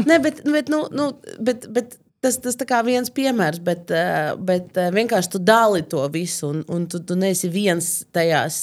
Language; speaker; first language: Latvian; non-native, local second language; Russian